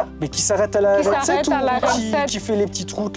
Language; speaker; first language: French; native; French